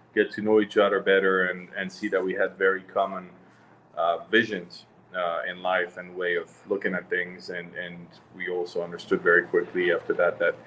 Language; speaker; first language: English; non-native, fluent; French